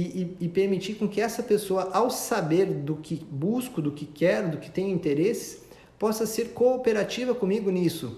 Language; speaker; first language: Portuguese; native; Portuguese